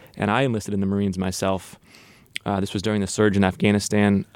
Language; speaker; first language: English; native; English